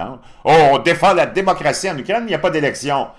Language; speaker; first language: French; native; French